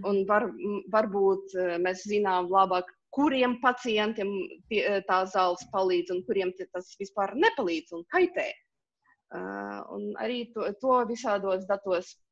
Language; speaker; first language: Latvian; non-native, local second language; Russian